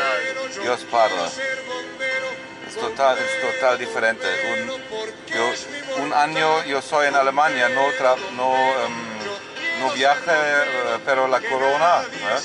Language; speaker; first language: Spanish; non-native, learner; German